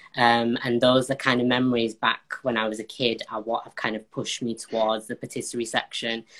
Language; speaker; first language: English; native; English